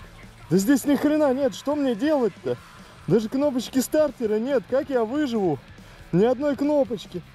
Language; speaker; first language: Russian; native; Russian